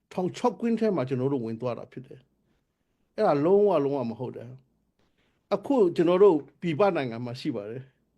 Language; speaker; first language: Burmese; non-native, local second language; Hakha Chin